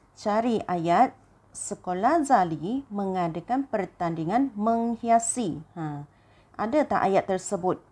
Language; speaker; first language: Malay; non-native, local second language; Chinese